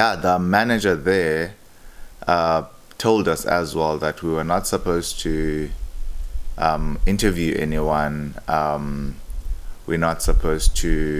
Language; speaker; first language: English; non-native, local second language; Xhosa